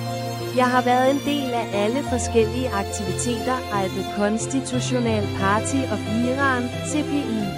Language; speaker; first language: Danish; non-native, fluent; Persian